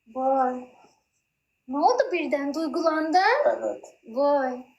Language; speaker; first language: Turkish; early bilingual, heritage; Turkish